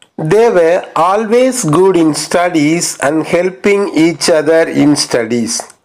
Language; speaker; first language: English; non-native, local second language; Tamil